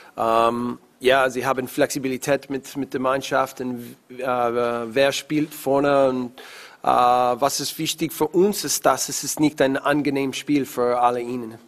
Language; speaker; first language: German; non-native, learner; English